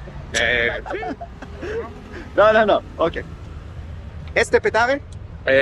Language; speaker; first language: Spanish; non-native, learner; English